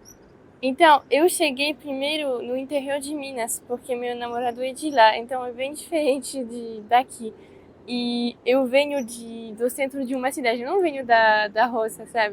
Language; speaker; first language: Portuguese; non-native, fluent; French